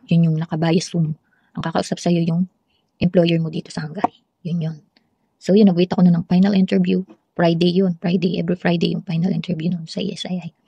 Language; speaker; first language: Filipino; native; Filipino